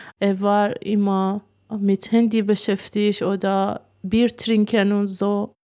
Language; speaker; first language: German; non-native, learner; Persian